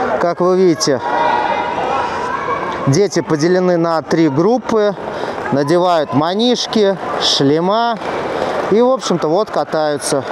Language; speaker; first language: Russian; native; Russian